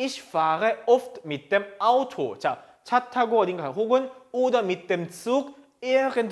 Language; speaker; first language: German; non-native, fluent; Korean